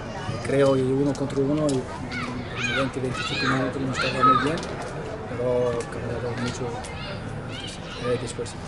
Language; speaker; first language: Spanish; non-native, learner; German